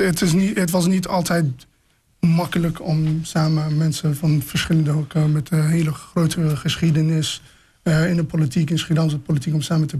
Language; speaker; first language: Dutch; non-native, fluent; English